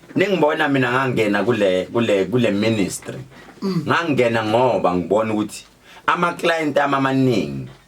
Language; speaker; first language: Zulu; native; Zulu